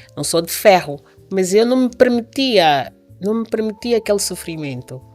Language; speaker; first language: Portuguese; native; Portuguese